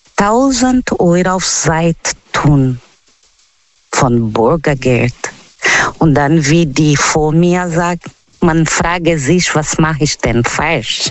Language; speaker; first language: German; non-native, learner; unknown